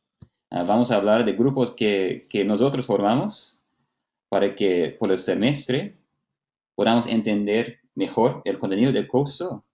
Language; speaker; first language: Spanish; non-native, fluent; Portuguese